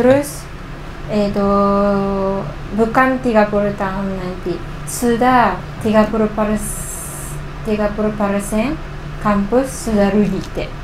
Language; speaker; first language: Indonesian; non-native, learner; Japanese